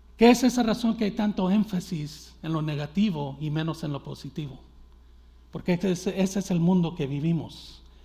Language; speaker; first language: Spanish; early bilingual, heritage; Spanish